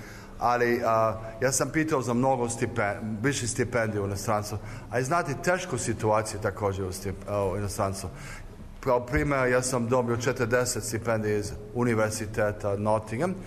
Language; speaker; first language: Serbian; early bilingual, heritage; English